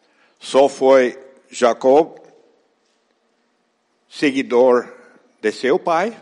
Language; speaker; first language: Portuguese; non-native, fluent; Spanish